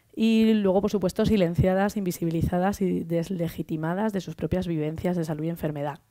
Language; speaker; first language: Spanish; native; Spanish